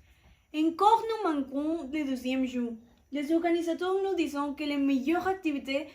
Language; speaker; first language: French; non-native, learner; Spanish